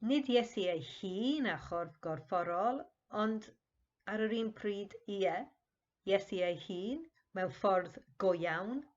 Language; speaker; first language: Welsh; non-native, fluent; English